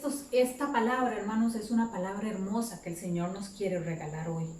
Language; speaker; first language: Spanish; native; Spanish